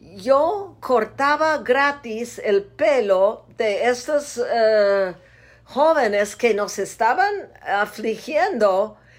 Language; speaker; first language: Spanish; non-native, fluent; English